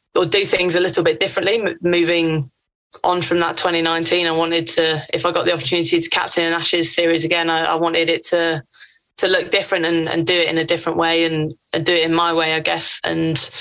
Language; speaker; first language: English; native; English